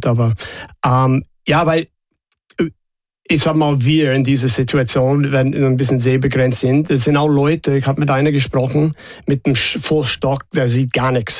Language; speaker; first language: German; non-native, fluent; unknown